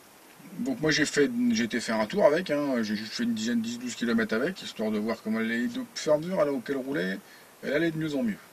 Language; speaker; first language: French; native; French